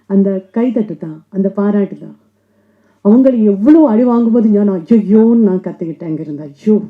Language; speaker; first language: Tamil; non-native, local second language; Malayalam